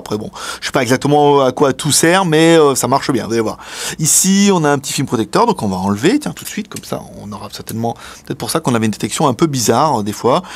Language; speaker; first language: French; native; French